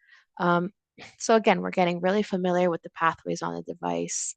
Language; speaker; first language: English; native; English